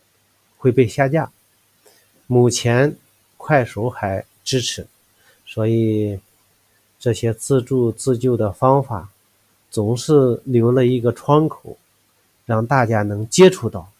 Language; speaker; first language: Chinese; native; Chinese